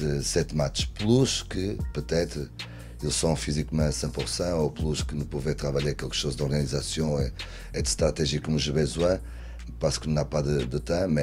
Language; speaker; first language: French; non-native, learner; Portuguese